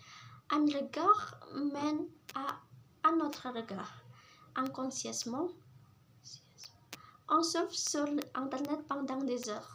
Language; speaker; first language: French; non-native, learner; Indonesian